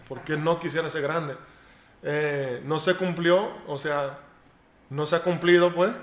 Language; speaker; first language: Spanish; early bilingual, heritage; Spanish